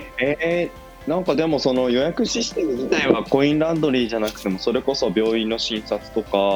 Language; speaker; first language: Japanese; native; Japanese